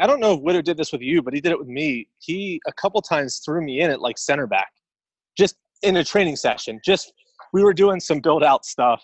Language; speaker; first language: English; native; English